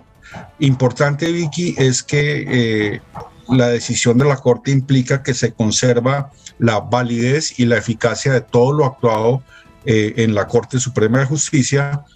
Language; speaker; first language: Spanish; native; Spanish